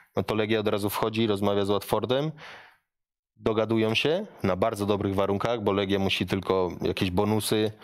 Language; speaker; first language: Polish; native; Polish